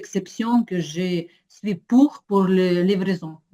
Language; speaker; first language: French; non-native, fluent; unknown